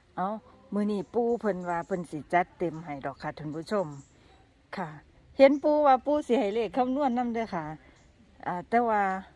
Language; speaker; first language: Thai; native; Thai